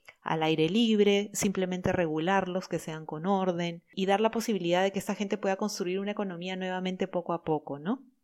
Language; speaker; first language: Spanish; native; Spanish